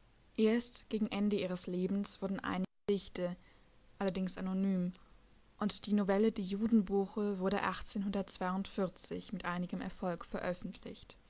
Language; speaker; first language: German; native; German